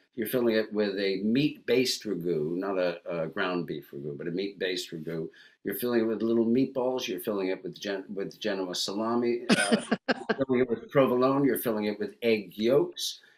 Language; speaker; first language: English; native; English